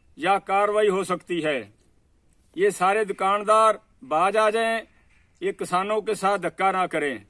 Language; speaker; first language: Hindi; native; Hindi